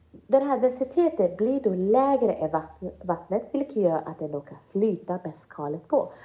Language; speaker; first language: Swedish; early bilingual, other home language; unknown